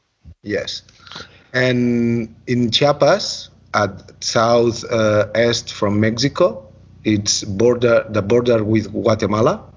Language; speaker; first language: English; non-native, learner; Catalan